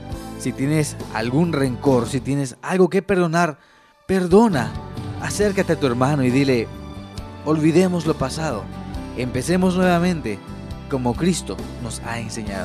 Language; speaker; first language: Spanish; native; Spanish